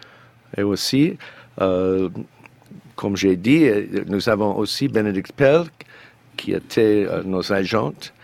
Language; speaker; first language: French; non-native, learner; English